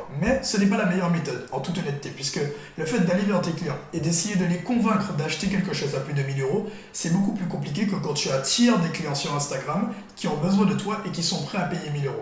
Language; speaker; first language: French; native; French